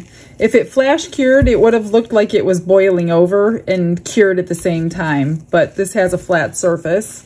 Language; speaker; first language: English; native; English